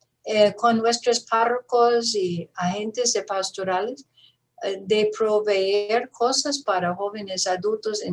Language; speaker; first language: Spanish; non-native, fluent; English